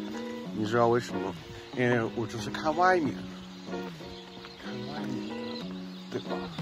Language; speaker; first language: Chinese; non-native, fluent; English